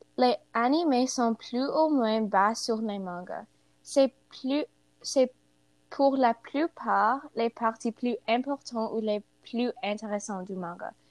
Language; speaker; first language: French; non-native, learner; English